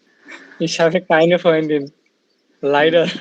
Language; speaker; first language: German; non-native, learner; Bangla